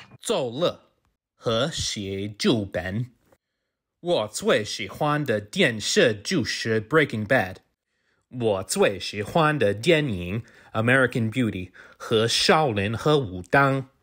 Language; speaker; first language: Chinese; non-native, learner; English